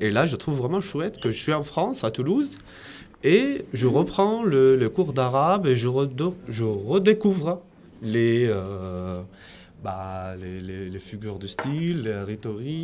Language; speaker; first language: French; non-native, fluent; Arabic